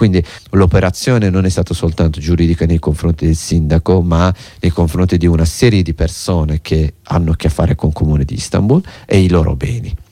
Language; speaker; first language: Italian; non-native, fluent; Turkish